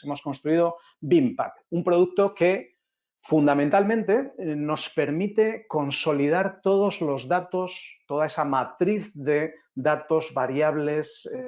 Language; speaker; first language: Spanish; native; Spanish